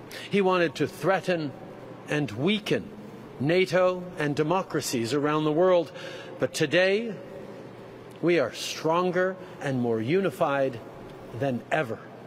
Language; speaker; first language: English; native; English